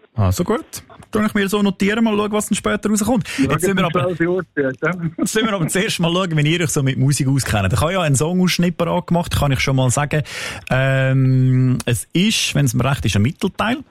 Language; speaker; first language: German; native; German